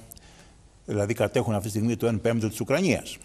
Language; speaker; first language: Greek; native; Greek